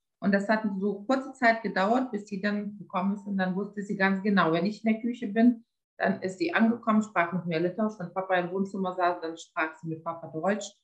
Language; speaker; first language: German; non-native, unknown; Lithuanian